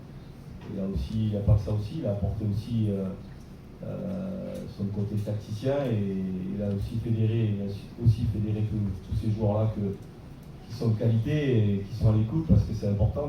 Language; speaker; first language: French; native; French